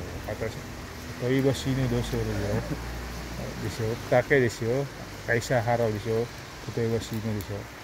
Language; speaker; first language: Japanese; non-native, learner; Indonesian